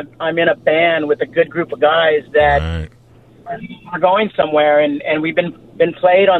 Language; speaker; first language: English; native; English